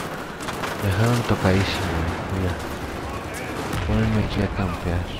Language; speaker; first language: Spanish; native; Spanish